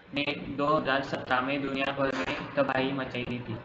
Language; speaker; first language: Hindi; non-native, local second language; Marathi